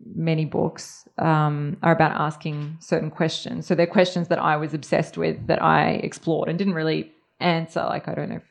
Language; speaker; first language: English; early bilingual, other home language; Serbian